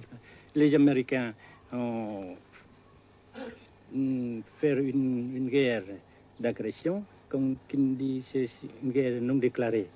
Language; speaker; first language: French; non-native, local second language; Vietnamese